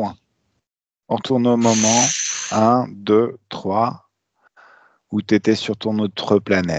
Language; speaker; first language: French; native; French